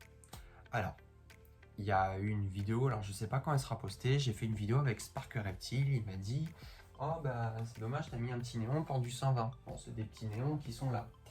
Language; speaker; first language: French; native; French